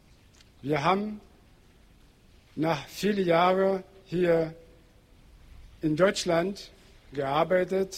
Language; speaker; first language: German; non-native, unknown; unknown